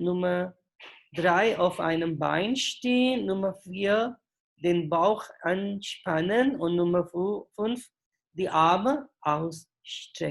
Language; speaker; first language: German; non-native, fluent; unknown